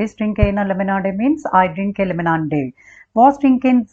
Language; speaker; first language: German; non-native, learner; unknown